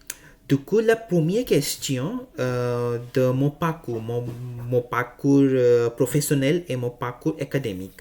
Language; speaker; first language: French; non-native, learner; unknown